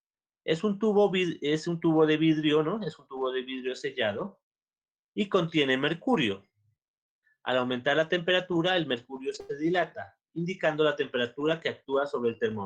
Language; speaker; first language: Spanish; native; Spanish